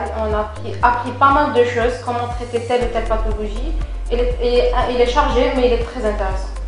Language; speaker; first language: French; non-native, local second language; Kabyle